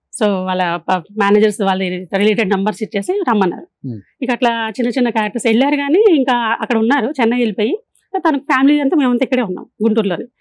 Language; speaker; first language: Telugu; native; Telugu